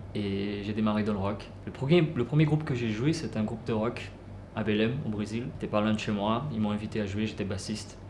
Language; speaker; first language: French; early bilingual, other home language; Portuguese